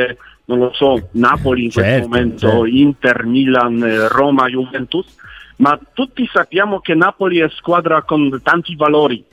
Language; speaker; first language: Italian; non-native, learner; Polish